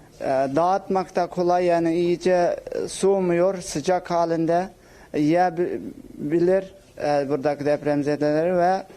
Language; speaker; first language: Turkish; non-native, local second language; Uyghur